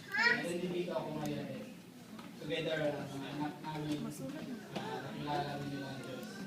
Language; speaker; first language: Filipino; native; Filipino